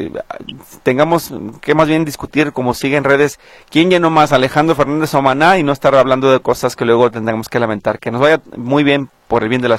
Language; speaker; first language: Spanish; native; Spanish